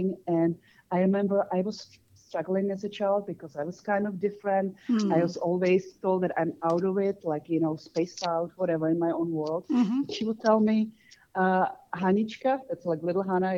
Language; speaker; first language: English; non-native, fluent; Czech